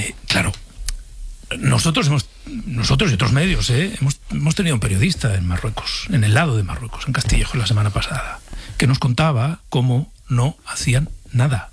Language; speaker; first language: Spanish; native; Spanish